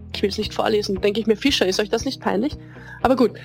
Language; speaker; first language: German; native; German